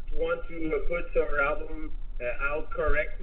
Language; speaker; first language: English; non-native, learner; French